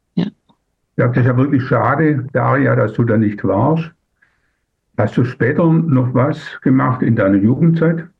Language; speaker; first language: German; native; German